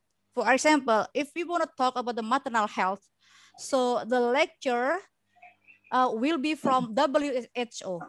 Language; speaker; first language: English; non-native, learner; Indonesian